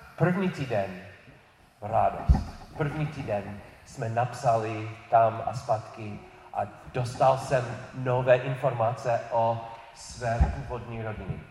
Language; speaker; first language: Czech; non-native, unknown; English